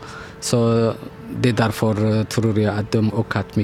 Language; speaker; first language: Swedish; non-native, learner; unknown